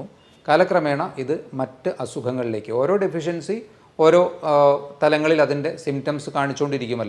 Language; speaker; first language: Malayalam; native; Malayalam